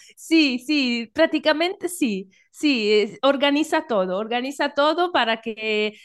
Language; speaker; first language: Spanish; non-native, fluent; Italian